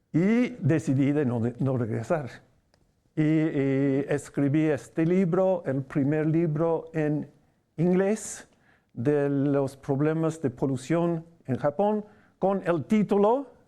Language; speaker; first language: Spanish; non-native, fluent; English